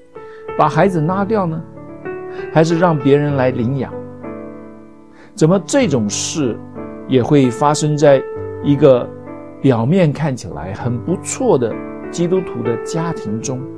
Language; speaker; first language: Chinese; native; Chinese